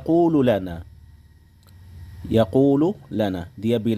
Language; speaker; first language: Arabic; non-native, fluent; Indonesian